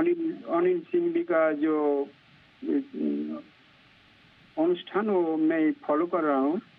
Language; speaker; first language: Hindi; non-native, local second language; Bangla